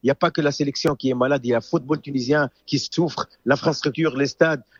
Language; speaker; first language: French; non-native, local second language; Arabic